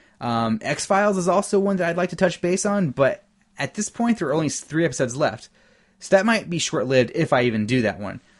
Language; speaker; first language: English; native; English